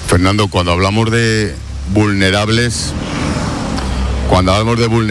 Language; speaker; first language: Spanish; native; Spanish